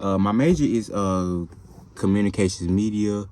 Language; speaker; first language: English; native; English